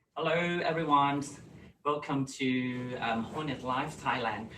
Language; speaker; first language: English; non-native, learner; Thai